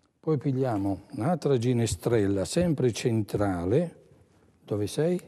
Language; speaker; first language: Italian; native; Italian